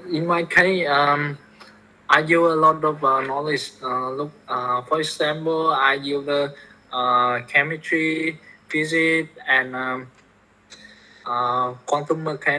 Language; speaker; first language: English; non-native, learner; Vietnamese